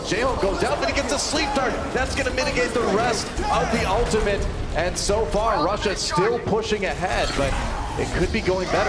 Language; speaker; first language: English; native; English